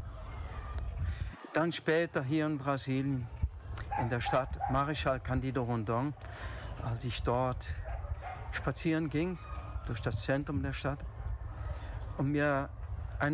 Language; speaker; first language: German; native; German